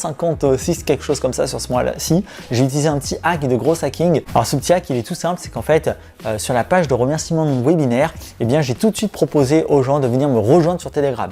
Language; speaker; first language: French; native; French